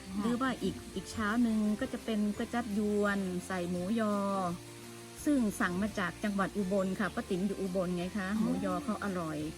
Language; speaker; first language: Thai; native; Thai